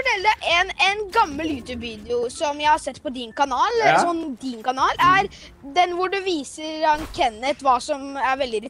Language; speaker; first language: Norwegian; native; Norwegian